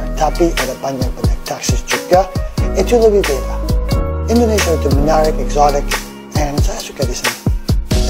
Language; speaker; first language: Indonesian; non-native, learner; English